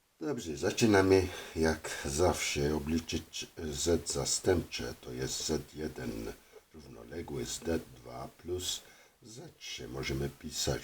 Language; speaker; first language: Polish; non-native, learner; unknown